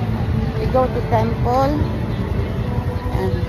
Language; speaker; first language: English; non-native, learner; Filipino